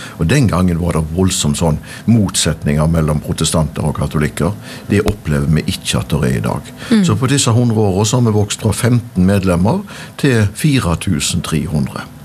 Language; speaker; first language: Norwegian; native; Norwegian